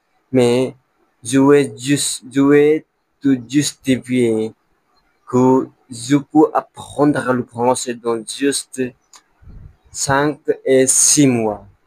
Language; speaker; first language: French; non-native, learner; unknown